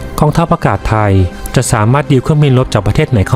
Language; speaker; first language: Thai; native; Thai